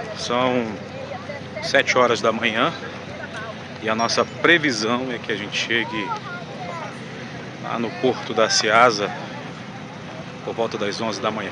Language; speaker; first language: Portuguese; native; Portuguese